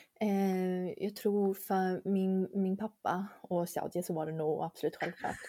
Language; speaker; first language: Swedish; early bilingual, other home language; Chinese